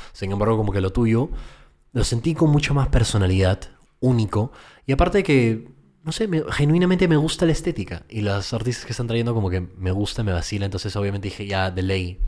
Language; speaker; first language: Spanish; native; Spanish